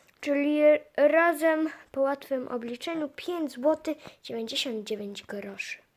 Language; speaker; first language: Polish; native; Polish